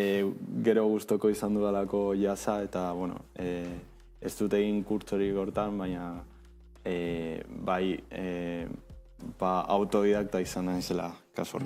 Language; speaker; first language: Basque; non-native, local second language; Spanish